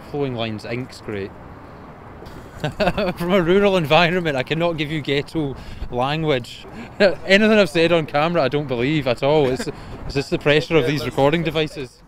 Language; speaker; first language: English; native; English